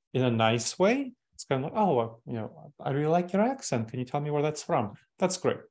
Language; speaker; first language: English; early bilingual, other home language; Russian